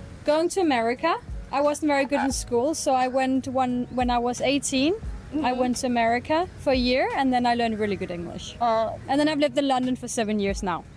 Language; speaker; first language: English; non-native, fluent; Danish